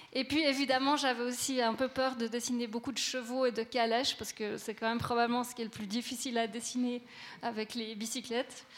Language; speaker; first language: French; native; French